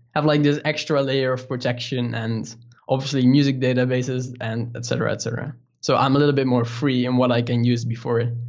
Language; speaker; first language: English; non-native, fluent; Dutch